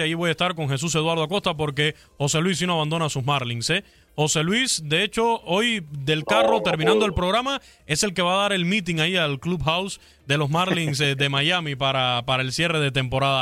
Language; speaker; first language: Spanish; native; Spanish